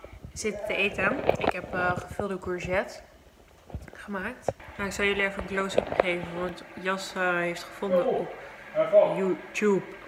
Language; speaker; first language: Dutch; native; Dutch